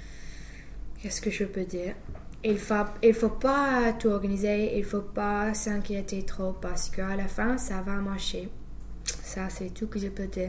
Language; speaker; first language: French; non-native, fluent; English